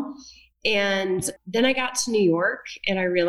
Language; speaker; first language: English; native; English